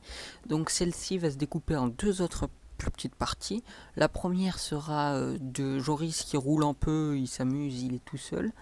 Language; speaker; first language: French; native; French